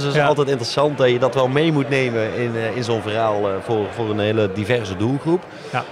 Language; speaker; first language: Dutch; native; Dutch